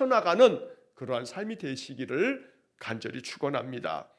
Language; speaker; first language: Korean; native; Korean